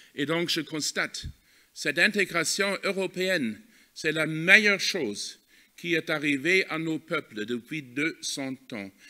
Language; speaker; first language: French; non-native, fluent; German